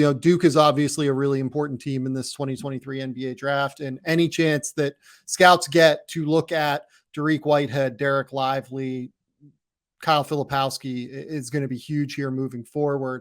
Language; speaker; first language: English; native; English